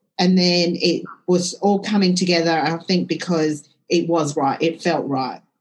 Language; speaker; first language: English; early bilingual, other home language; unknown